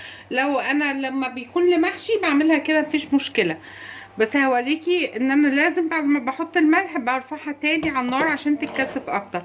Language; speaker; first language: Arabic; native; Arabic